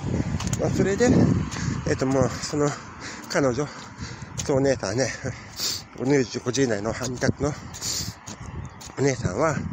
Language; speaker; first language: Japanese; native; Japanese